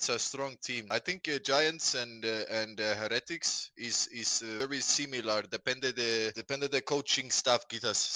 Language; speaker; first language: English; non-native, fluent; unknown